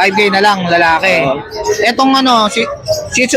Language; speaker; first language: Filipino; native; Filipino